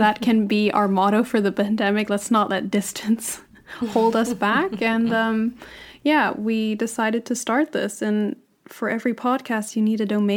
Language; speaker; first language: English; non-native, local second language; Cantonese